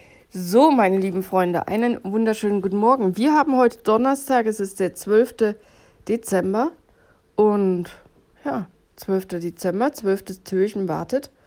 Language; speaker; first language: German; native; German